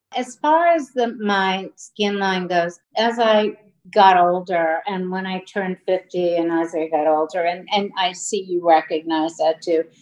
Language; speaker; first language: English; native; English